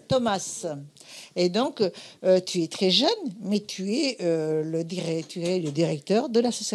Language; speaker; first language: French; native; French